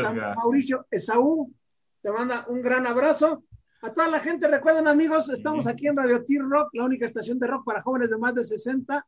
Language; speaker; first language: Spanish; native; Spanish